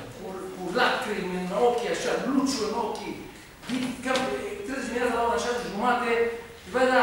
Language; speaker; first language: Romanian; non-native, learner; Hebrew